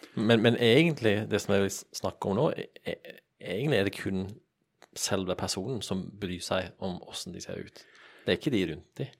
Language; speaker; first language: Norwegian; non-native, fluent; English